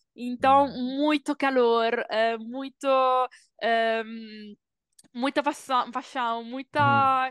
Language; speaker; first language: Portuguese; non-native, learner; Italian